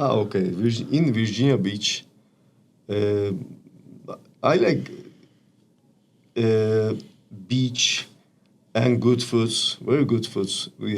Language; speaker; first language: English; non-native, learner; Turkish